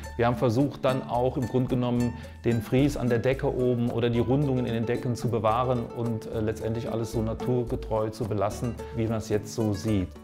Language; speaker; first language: German; native; German